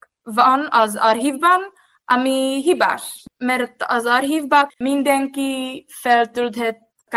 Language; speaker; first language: Hungarian; non-native, fluent; Czech